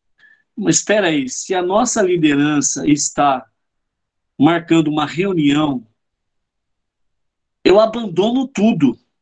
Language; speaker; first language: Portuguese; native; Portuguese